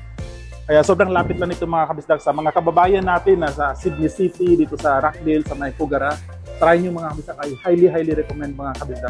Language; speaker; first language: Filipino; non-native, local second language; Cebuano